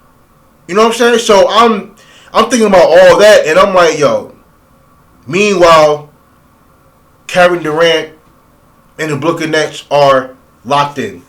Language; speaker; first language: English; native; English